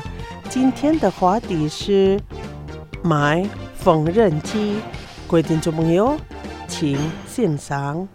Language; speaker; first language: Chinese; non-native, fluent; Indonesian